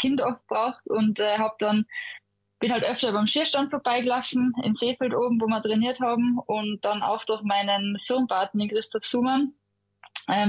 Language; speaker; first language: German; native; German